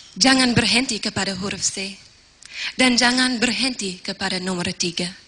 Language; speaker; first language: Malay; non-native, fluent; English